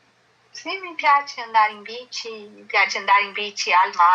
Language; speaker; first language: Italian; non-native, learner; Portuguese